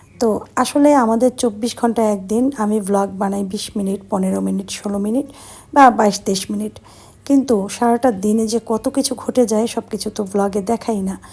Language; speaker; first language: Bangla; native; Bangla